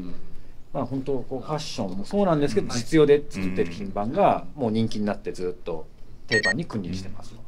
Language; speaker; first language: Japanese; native; Japanese